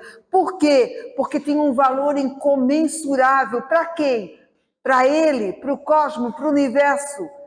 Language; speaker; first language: Portuguese; native; Portuguese